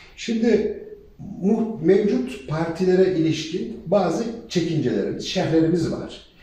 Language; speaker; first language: Turkish; native; Turkish